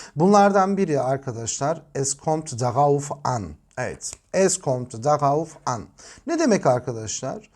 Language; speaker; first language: German; non-native, learner; Turkish